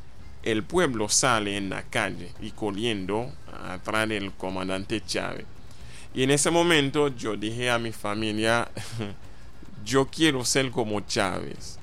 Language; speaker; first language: Spanish; non-native, fluent; Haitian Creole